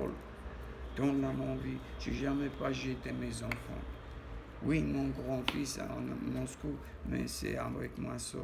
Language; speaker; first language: French; non-native, learner; Armenian